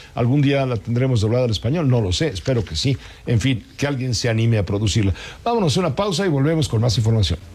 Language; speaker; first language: Spanish; native; Spanish